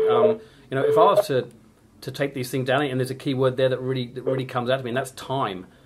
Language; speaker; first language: English; native; English